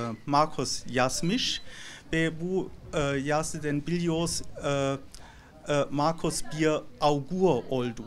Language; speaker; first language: Turkish; non-native, learner; German